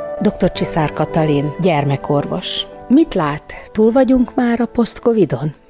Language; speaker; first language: Hungarian; native; Hungarian